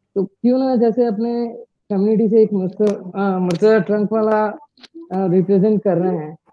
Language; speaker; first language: Hindi; native; Hindi